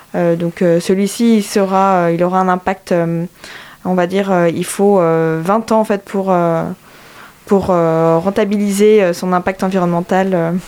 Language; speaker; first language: French; native; French